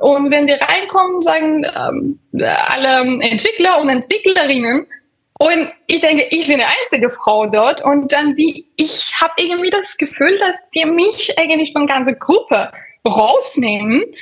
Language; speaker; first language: German; non-native, fluent; Persian